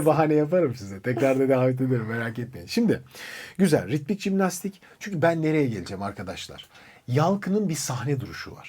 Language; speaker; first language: Turkish; native; Turkish